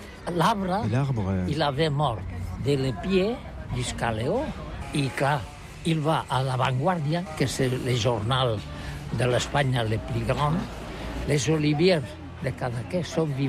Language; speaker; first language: French; non-native, learner; Catalan